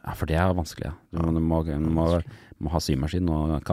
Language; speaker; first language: Norwegian; native; Norwegian